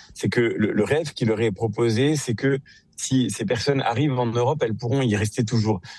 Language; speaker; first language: French; native; French